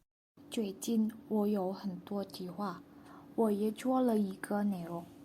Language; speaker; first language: Chinese; non-native, learner; Indonesian